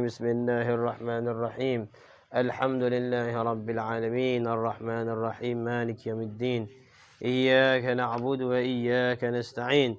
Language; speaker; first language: Arabic; non-native, fluent; Indonesian